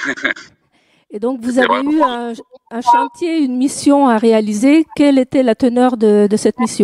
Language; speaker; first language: French; native; French